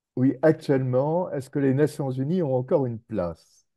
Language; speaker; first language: French; native; French